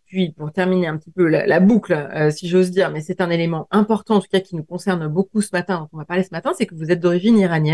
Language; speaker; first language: French; native; French